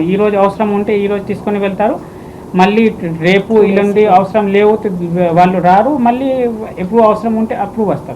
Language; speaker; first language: Telugu; non-native, fluent; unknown